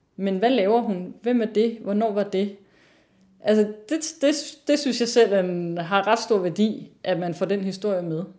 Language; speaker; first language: Danish; native; Danish